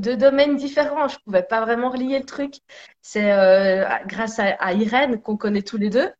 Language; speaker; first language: French; native; French